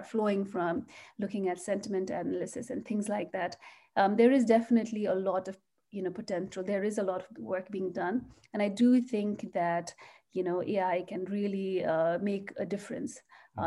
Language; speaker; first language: English; non-native, local second language; Nepali